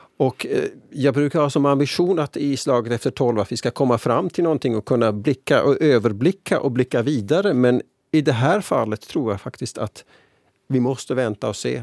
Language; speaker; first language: Swedish; native; Swedish